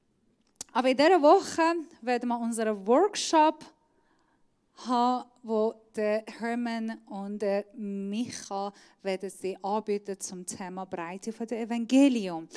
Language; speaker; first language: German; non-native, fluent; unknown